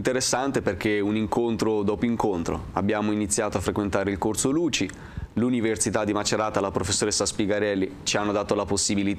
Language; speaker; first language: Italian; native; Italian